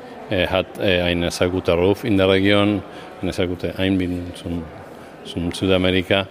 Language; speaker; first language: German; non-native, fluent; Spanish